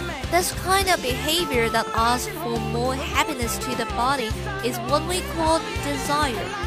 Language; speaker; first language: English; non-native, fluent; Chinese